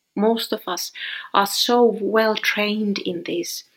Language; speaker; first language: English; non-native, fluent; Finnish